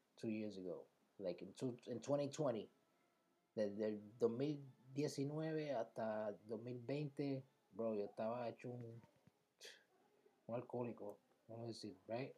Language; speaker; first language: Spanish; early bilingual, heritage; Spanish